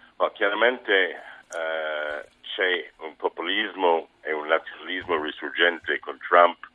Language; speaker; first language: Italian; non-native, fluent; English